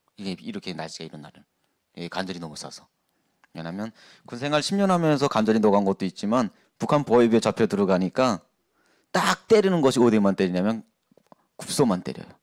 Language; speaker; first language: Korean; native; Korean